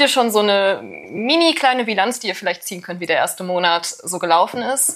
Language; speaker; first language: German; native; German